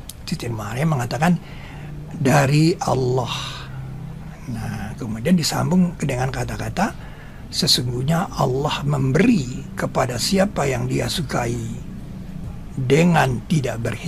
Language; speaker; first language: Indonesian; native; Indonesian